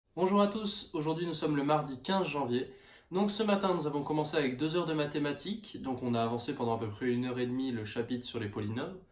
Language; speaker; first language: French; native; French